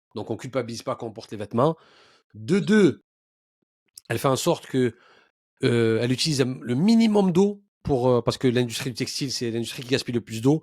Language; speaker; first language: French; native; French